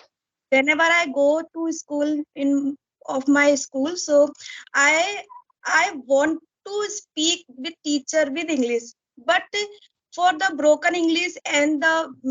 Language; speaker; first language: English; non-native, learner; Hindi